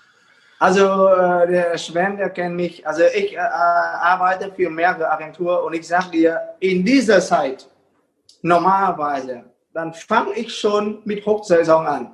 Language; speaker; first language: German; non-native, fluent; Vietnamese